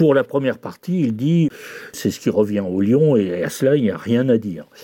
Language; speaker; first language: French; native; French